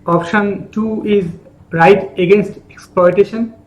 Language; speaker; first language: English; non-native, local second language; Bangla